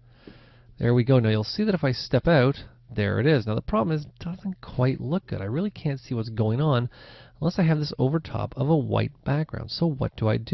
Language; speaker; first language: English; native; English